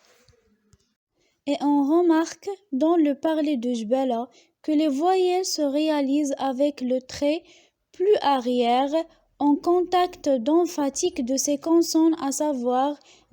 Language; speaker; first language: French; non-native, local second language; Arabic